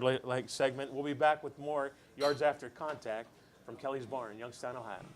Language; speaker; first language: English; native; English